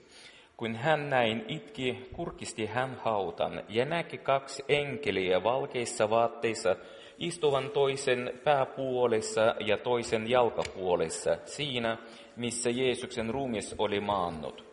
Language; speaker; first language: Finnish; non-native, fluent; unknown